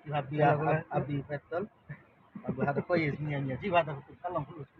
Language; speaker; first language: Arabic; non-native, learner; Bangla